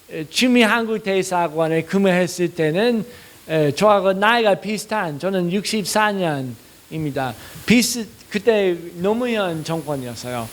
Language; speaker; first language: Korean; non-native, fluent; English